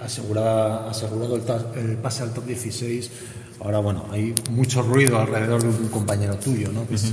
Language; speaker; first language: Spanish; native; Spanish